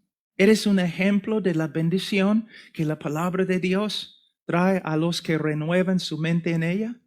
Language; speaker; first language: Spanish; non-native, fluent; English